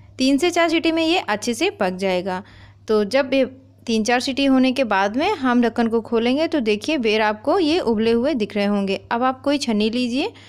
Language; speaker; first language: Hindi; native; Hindi